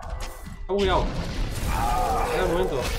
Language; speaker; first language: Spanish; native; Spanish